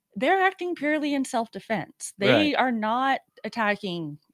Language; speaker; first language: English; native; English